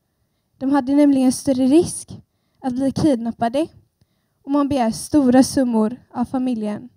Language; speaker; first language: Swedish; early bilingual, other home language; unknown